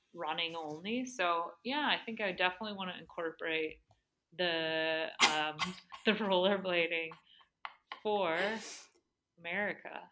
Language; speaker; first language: English; native; English